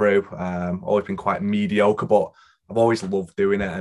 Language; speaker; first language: English; native; English